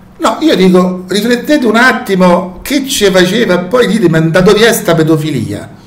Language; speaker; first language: Italian; native; Italian